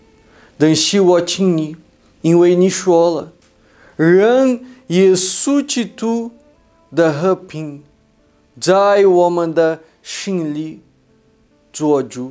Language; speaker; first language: Chinese; non-native, fluent; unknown